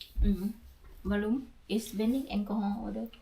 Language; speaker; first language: German; non-native, learner; Thai